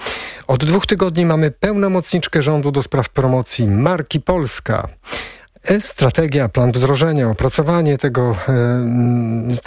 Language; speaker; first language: Polish; native; Polish